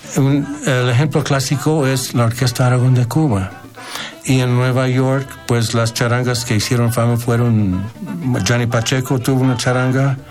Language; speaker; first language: Spanish; non-native, fluent; English